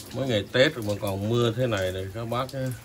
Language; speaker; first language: Vietnamese; non-native, local second language; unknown